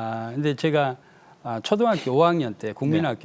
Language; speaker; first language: Korean; native; Korean